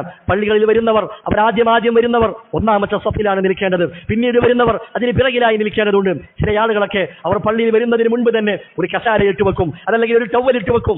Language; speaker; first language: Malayalam; native; Malayalam